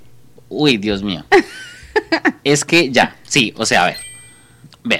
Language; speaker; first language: Spanish; native; Spanish